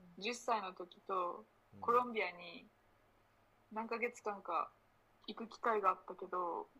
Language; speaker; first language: Japanese; early bilingual, other home language; Spanish